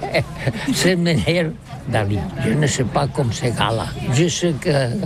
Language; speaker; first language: French; non-native, learner; Catalan